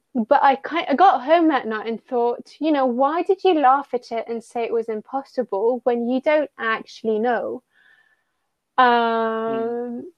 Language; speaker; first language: English; early bilingual, other home language; Persian